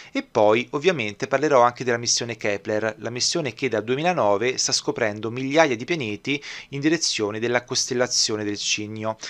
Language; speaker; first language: Italian; native; Italian